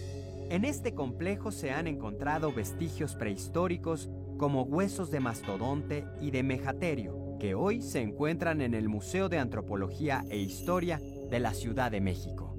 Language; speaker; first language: Spanish; native; Spanish